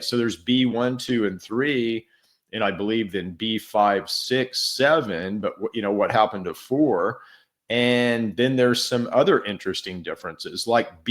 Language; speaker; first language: English; native; English